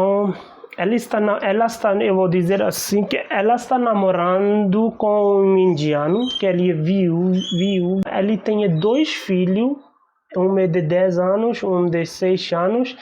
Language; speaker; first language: Portuguese; non-native, learner; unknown